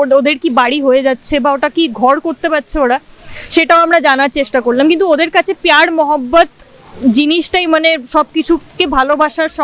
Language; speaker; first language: Bangla; non-native, local second language; Hindi